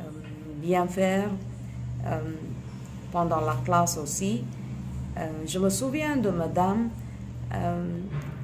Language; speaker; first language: French; non-native, fluent; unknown